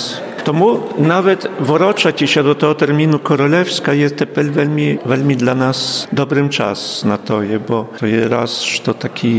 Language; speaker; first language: Polish; non-native, local second language; Ukrainian